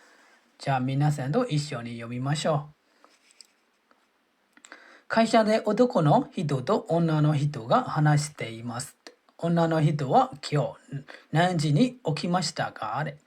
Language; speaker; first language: Japanese; non-native, fluent; Burmese